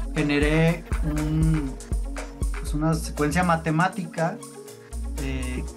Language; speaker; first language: Spanish; native; Spanish